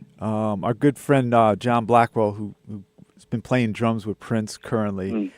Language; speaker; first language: English; native; English